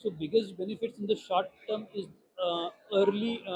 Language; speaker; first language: English; non-native, local second language; Marathi